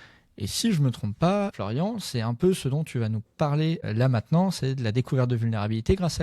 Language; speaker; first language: French; native; French